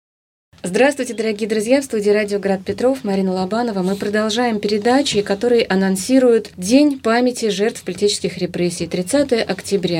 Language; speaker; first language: Russian; native; Russian